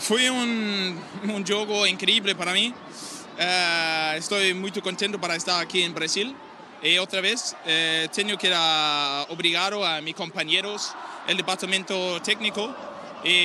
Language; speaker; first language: Portuguese; non-native, learner; Danish